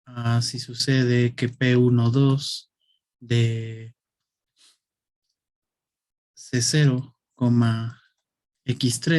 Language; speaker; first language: Spanish; native; Spanish